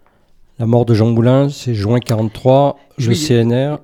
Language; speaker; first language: French; native; French